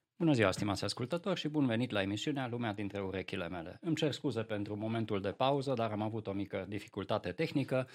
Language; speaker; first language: Romanian; non-native, local second language; Hungarian